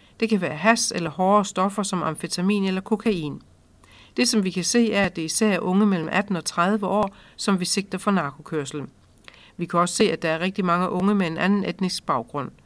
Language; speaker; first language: Danish; native; Danish